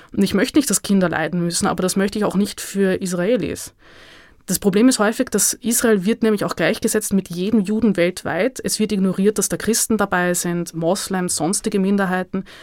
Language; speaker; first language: German; native; German